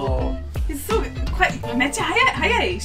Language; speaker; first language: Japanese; non-native, learner; English